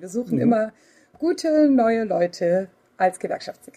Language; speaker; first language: German; native; German